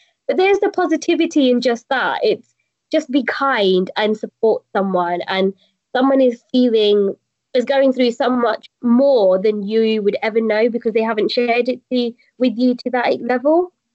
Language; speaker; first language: English; native; English